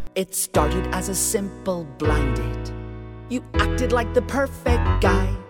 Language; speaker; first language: English; native; English